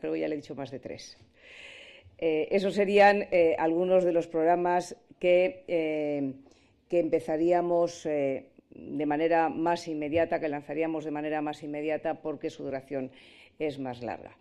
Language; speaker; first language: Spanish; native; Spanish